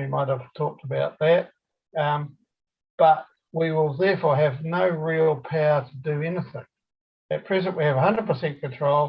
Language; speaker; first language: English; native; English